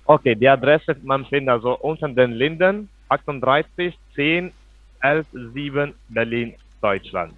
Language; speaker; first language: German; non-native, fluent; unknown